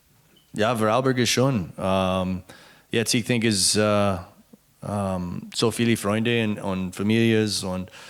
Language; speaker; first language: German; non-native, learner; English